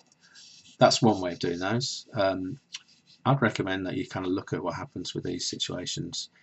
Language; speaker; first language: English; native; English